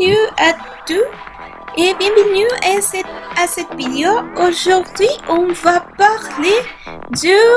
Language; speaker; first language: French; non-native, learner; Spanish